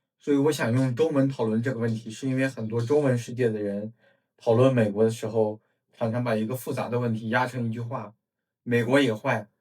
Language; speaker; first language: Chinese; non-native, fluent; English